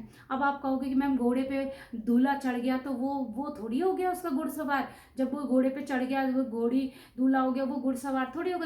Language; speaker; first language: Hindi; native; Hindi